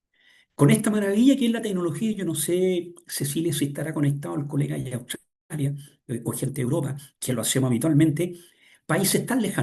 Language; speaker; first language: Spanish; native; Spanish